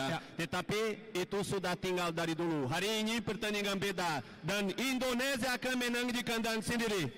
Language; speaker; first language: Indonesian; non-native, fluent; Portuguese